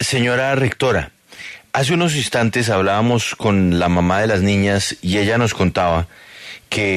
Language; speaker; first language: Spanish; native; Spanish